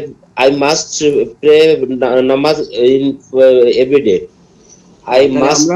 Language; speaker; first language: English; non-native, learner; Bangla